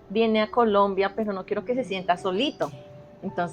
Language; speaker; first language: Spanish; native; Spanish